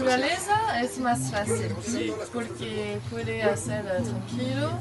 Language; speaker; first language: Spanish; non-native, learner; French